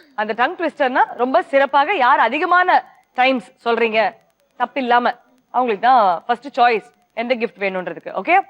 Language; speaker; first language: Tamil; native; Tamil